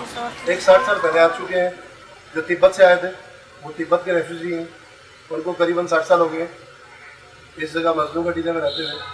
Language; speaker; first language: Hindi; native; Hindi